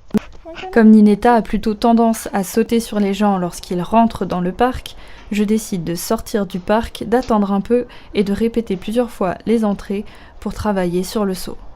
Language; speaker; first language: French; native; French